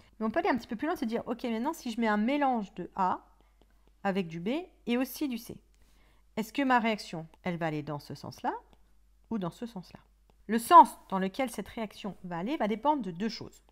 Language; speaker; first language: French; native; French